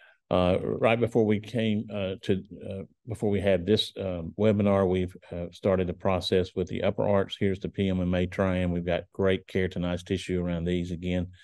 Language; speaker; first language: English; native; English